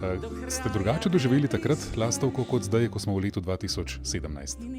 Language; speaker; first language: Slovenian; native; Slovenian